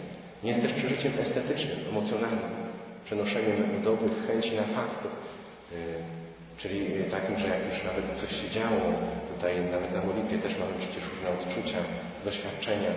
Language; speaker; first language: Polish; native; Polish